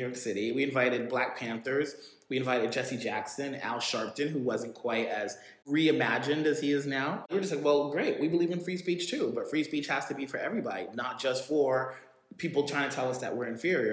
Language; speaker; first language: English; native; English